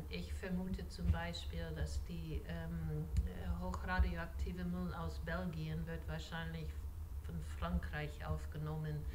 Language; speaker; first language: German; non-native, fluent; English